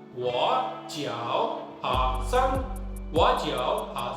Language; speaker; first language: Chinese; non-native, learner; Urdu